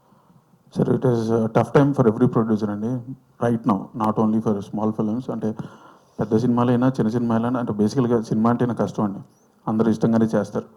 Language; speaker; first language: Telugu; native; Telugu